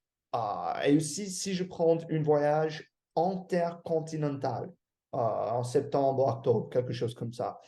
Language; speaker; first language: French; non-native, fluent; English